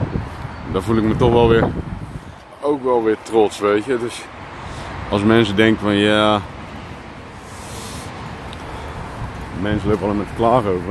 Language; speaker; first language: Dutch; early bilingual, other home language; Turkish